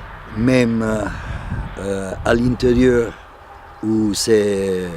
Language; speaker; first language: French; non-native, fluent; Italian